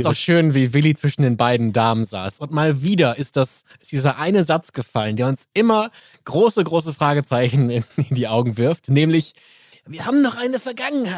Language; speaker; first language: German; native; German